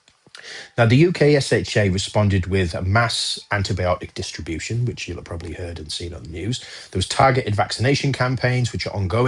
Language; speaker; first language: English; native; English